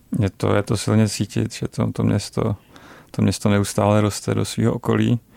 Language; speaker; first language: Czech; native; Czech